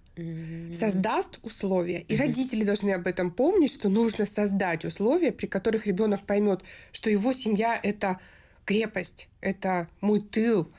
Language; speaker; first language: Russian; native; Russian